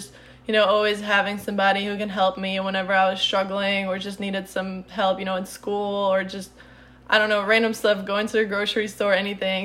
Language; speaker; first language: English; non-native, fluent; Czech